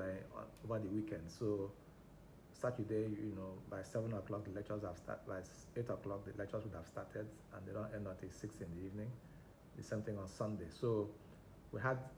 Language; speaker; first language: English; non-native, local second language; Igbo